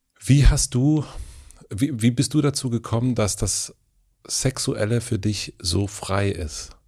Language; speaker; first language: German; native; German